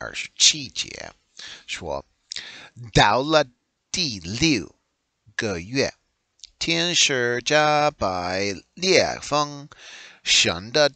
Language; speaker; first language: Chinese; non-native, learner; English